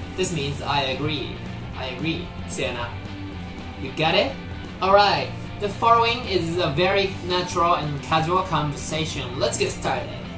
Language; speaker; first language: English; non-native, fluent; Japanese